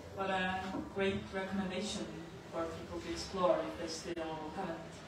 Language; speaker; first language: English; non-native, fluent; Estonian